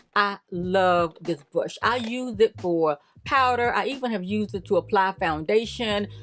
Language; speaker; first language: English; native; English